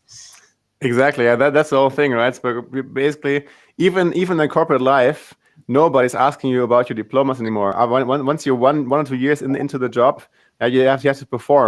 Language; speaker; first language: English; non-native, fluent; German